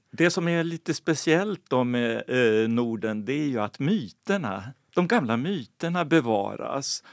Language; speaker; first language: Swedish; native; Swedish